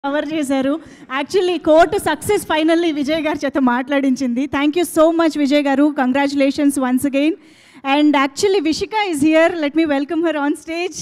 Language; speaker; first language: Telugu; native; Telugu